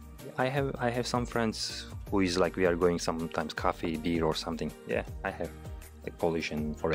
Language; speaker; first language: English; non-native, learner; Turkish